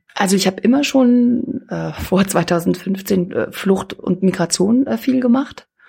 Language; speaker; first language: German; early bilingual, other home language; Swiss German